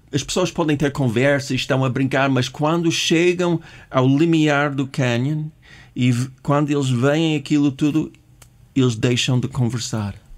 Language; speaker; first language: Portuguese; non-native, fluent; English